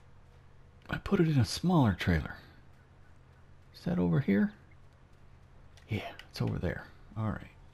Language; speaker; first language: English; native; English